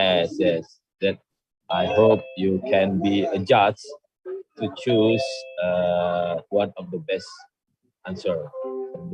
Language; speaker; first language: English; non-native, learner; Indonesian